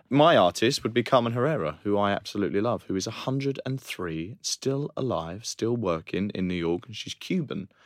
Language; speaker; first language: English; native; English